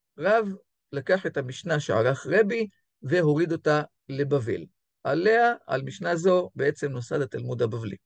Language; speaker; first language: Hebrew; native; Hebrew